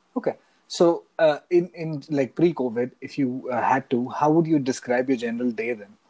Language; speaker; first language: English; non-native, local second language; Hindi